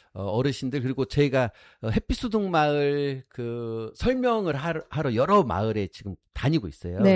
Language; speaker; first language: Korean; native; Korean